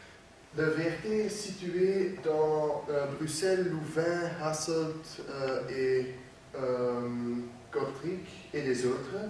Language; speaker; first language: French; non-native, learner; Dutch